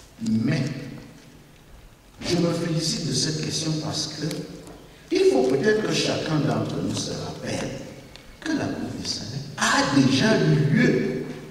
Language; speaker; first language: French; native; French